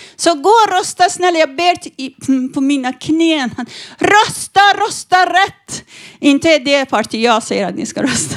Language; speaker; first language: Swedish; non-native, fluent; Persian